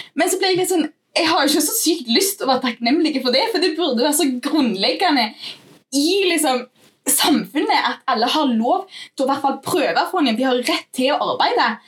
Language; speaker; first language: Norwegian; native; Norwegian